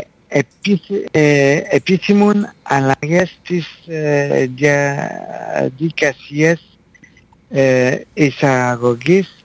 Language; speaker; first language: Greek; non-native, fluent; French